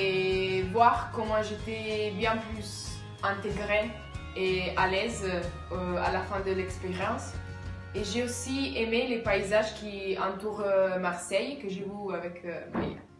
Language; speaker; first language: French; non-native, fluent; Italian